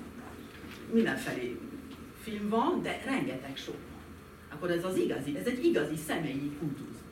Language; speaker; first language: Hungarian; non-native, fluent; French